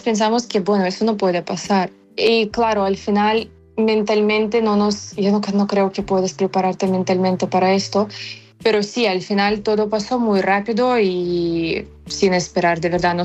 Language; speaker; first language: Spanish; non-native, fluent; Ukrainian